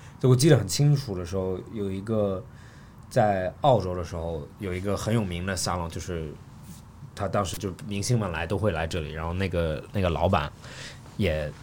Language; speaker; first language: Chinese; native; Chinese